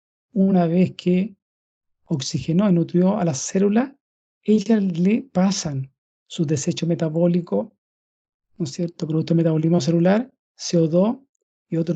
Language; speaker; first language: Spanish; native; Spanish